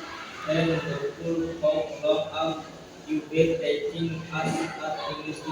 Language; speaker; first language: English; non-native, learner; Indonesian